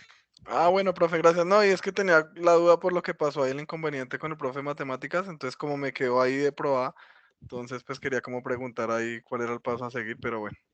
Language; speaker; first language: Spanish; native; Spanish